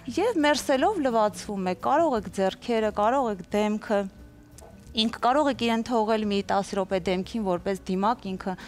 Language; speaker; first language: Armenian; native; Armenian